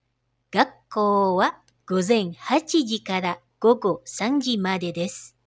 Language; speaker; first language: Japanese; non-native, fluent; Indonesian